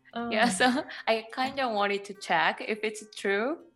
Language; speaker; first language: English; non-native, fluent; Korean